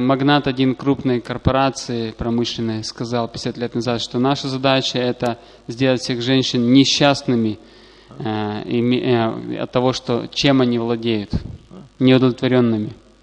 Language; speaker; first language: Russian; native; Russian